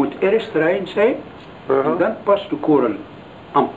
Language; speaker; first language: Dutch; non-native, learner; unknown